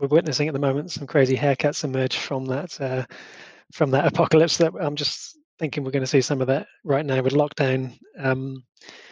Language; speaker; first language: English; native; English